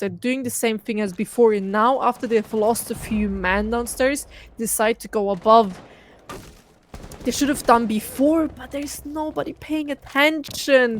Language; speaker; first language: English; non-native, fluent; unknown